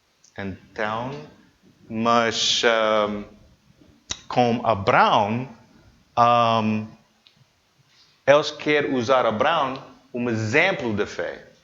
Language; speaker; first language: Portuguese; non-native, learner; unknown